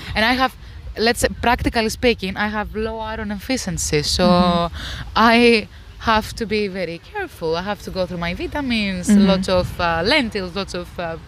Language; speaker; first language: English; non-native, fluent; Greek